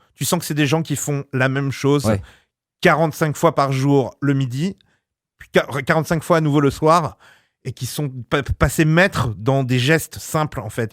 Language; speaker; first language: French; native; French